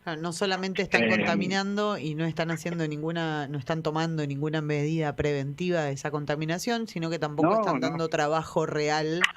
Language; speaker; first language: Spanish; native; Spanish